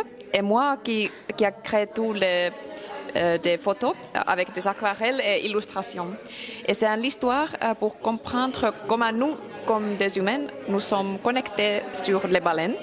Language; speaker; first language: French; non-native, learner; Finnish